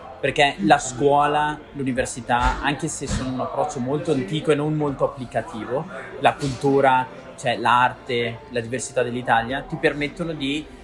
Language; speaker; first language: Italian; early bilingual, other home language; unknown